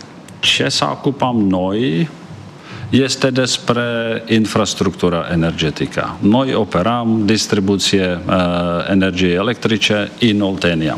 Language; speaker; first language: Romanian; non-native, fluent; Czech